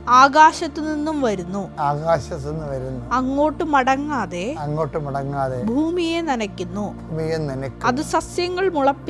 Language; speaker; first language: Malayalam; native; Malayalam